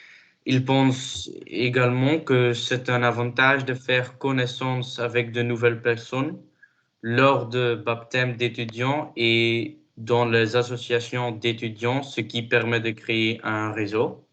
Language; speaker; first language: French; non-native, learner; Dutch